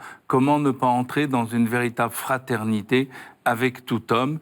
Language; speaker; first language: French; native; French